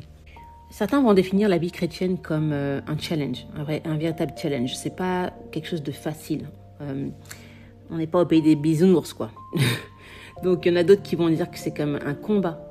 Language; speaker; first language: French; native; French